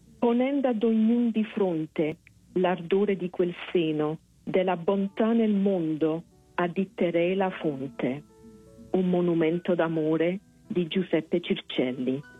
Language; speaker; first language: Italian; early bilingual, other home language; French